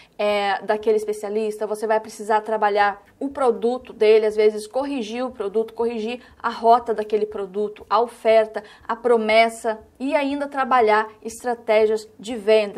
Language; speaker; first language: Portuguese; native; Portuguese